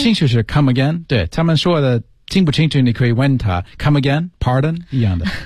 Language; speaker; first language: Chinese; non-native, fluent; English